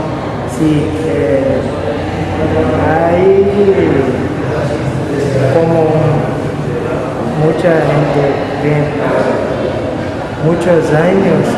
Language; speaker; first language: Spanish; non-native, learner; Portuguese